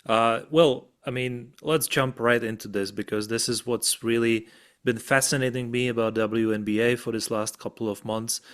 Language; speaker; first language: English; non-native, fluent; Czech